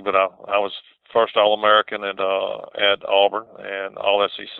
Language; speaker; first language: English; native; English